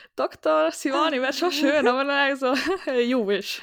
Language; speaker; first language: Swiss German; early bilingual, other home language; Sinhala